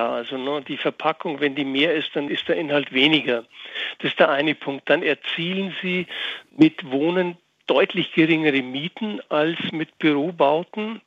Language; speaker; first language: German; native; German